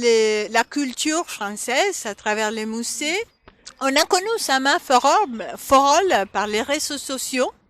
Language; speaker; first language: French; non-native, fluent; Spanish